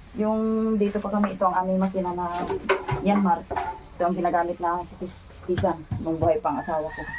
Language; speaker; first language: Filipino; non-native, local second language; Cebuano